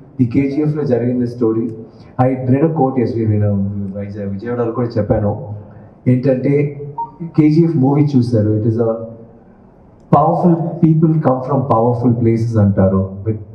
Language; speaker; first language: Telugu; non-native, learner; Tamil